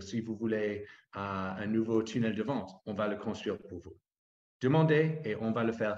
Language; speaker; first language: French; non-native, fluent; English